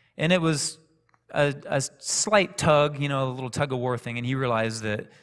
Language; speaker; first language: English; native; English